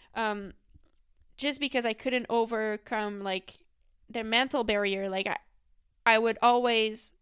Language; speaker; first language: English; non-native, fluent; French